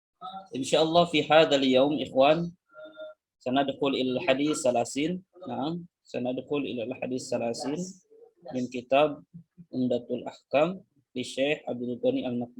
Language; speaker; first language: Arabic; non-native, fluent; Indonesian